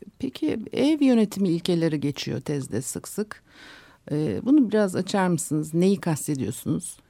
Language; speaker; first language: Turkish; native; Turkish